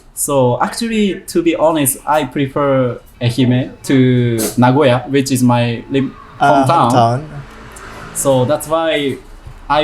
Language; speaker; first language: English; non-native, learner; Japanese